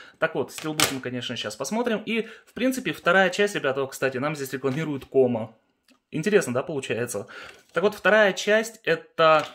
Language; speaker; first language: Russian; early bilingual, heritage; Russian